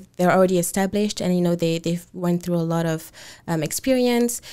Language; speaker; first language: English; non-native, fluent; French